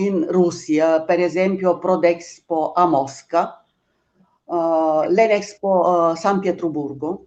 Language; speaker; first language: Italian; non-native, fluent; Bulgarian